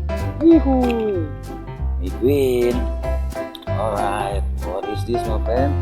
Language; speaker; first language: English; non-native, learner; Indonesian